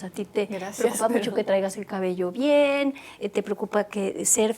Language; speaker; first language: Spanish; native; Spanish